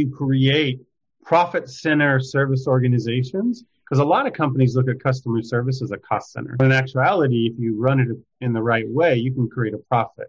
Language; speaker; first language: English; native; English